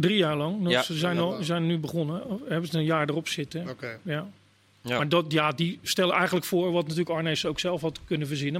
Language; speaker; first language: Dutch; native; Dutch